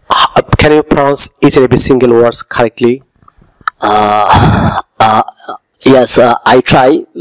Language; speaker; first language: English; non-native, local second language; Bangla